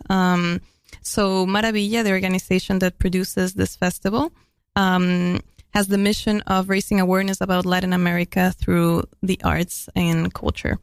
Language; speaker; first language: English; non-native, fluent; Spanish